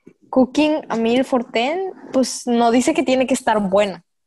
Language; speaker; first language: Spanish; native; Spanish